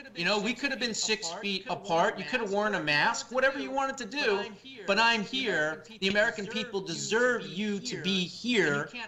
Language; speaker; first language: English; native; English